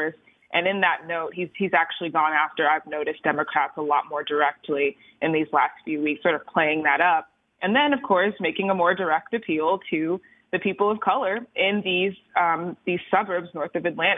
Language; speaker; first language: English; native; English